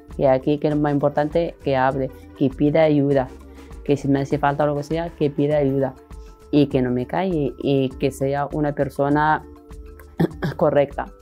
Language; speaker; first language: Spanish; non-native, fluent; Arabic